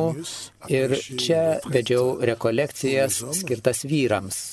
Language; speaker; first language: Lithuanian; non-native, fluent; Italian